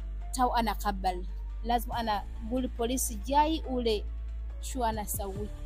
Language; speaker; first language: Arabic; non-native, learner; Ganda